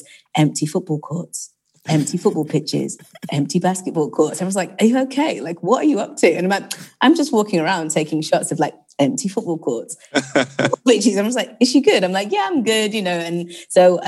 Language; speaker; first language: English; native; English